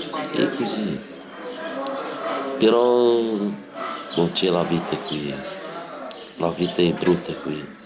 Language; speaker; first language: Italian; non-native, learner; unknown